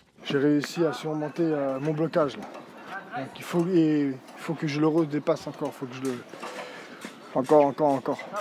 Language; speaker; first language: French; native; French